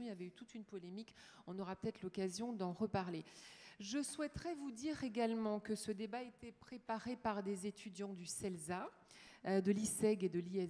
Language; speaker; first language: French; native; French